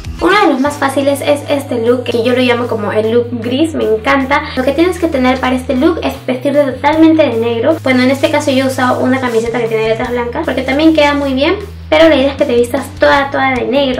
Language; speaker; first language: Spanish; native; Spanish